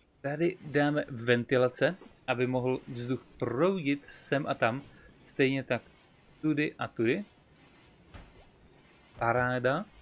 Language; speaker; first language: Czech; native; Czech